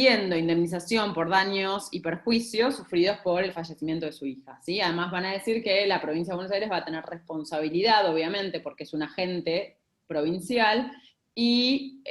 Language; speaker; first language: Spanish; native; Spanish